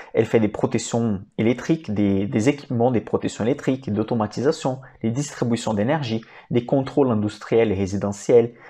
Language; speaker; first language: French; non-native, fluent; Portuguese